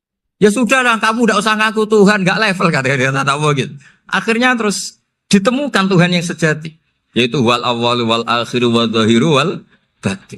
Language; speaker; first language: Indonesian; non-native, local second language; Javanese